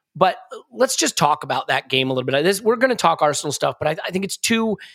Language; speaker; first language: English; native; English